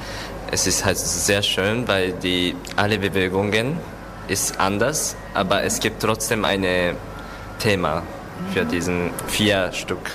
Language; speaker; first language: German; non-native, learner; Japanese